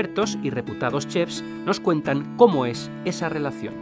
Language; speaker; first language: Spanish; native; Spanish